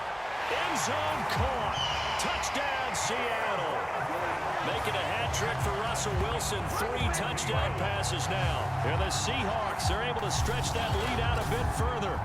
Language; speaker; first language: English; native; English